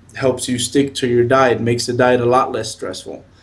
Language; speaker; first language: English; native; English